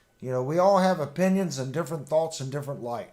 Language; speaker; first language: English; native; English